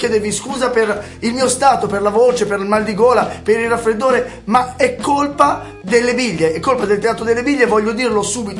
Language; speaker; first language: Italian; native; Italian